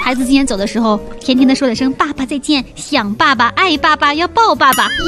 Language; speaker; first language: Chinese; native; Chinese